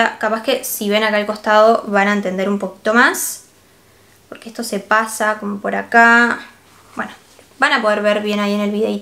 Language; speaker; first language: Spanish; native; Spanish